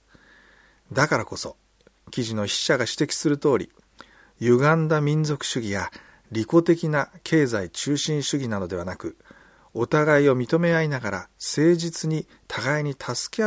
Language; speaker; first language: Japanese; native; Japanese